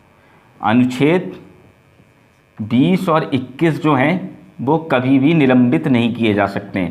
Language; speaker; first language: Hindi; native; Hindi